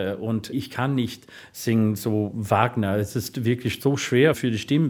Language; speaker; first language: German; non-native, learner; English